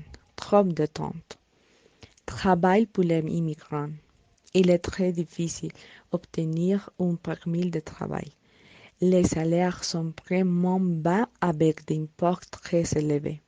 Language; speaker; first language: French; non-native, learner; Spanish